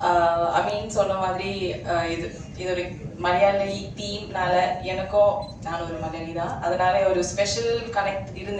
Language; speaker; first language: Tamil; non-native, fluent; Malayalam